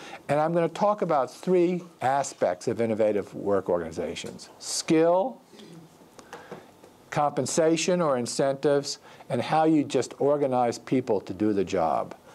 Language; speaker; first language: English; native; English